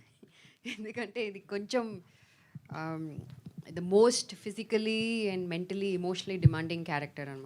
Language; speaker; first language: Telugu; non-native, fluent; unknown